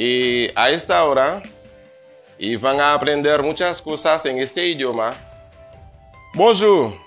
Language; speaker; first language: Spanish; non-native, fluent; Haitian Creole